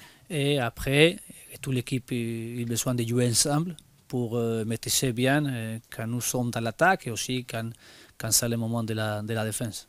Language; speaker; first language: French; non-native, learner; Spanish